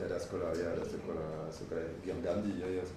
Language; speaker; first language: Indonesian; non-native, fluent; French